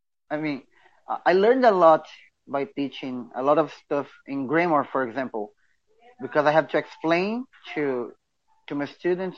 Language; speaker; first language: English; non-native, fluent; Portuguese